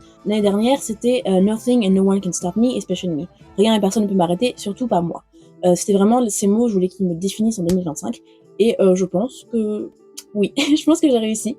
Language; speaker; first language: French; native; French